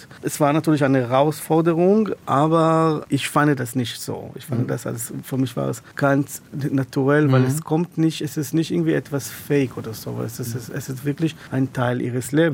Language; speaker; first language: German; non-native, fluent; Hebrew